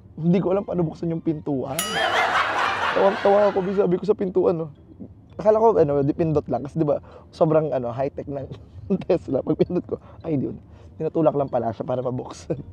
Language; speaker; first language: Filipino; native; Filipino